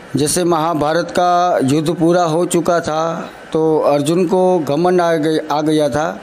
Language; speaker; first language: Hindi; non-native, local second language; Gujarati